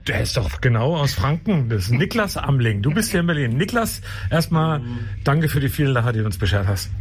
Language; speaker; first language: German; native; German